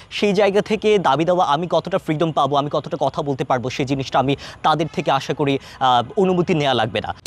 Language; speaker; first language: Bangla; non-native, local second language; Chakma